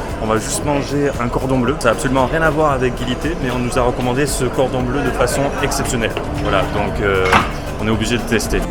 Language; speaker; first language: French; native; French